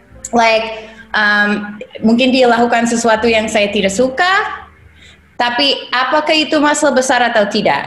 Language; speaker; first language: Indonesian; non-native, fluent; English